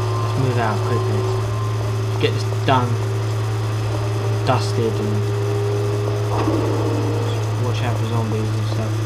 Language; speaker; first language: English; native; English